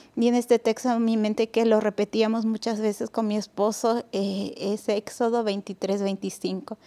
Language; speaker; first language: Spanish; native; Spanish